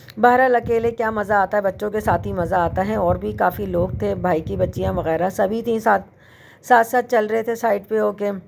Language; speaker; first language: Urdu; native; Urdu